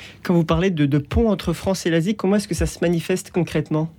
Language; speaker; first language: French; native; French